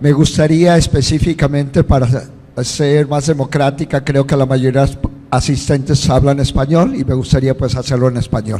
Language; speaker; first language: Spanish; non-native, fluent; Portuguese